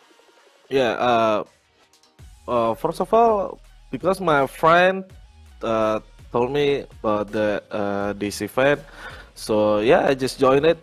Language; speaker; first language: English; non-native, learner; Indonesian